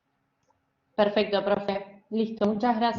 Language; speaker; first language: Spanish; native; Spanish